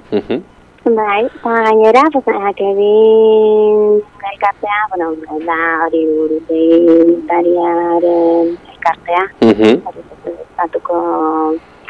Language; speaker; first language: Basque; non-native, local second language; Spanish